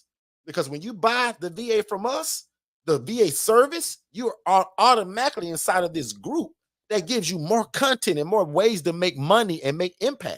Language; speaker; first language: English; native; English